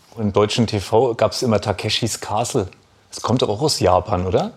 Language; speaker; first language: German; native; German